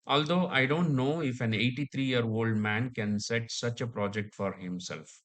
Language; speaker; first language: English; non-native, local second language; Kannada